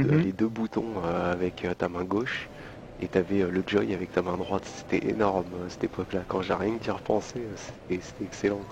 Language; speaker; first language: French; native; French